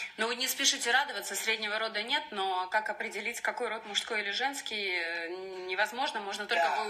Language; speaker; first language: Russian; native; Russian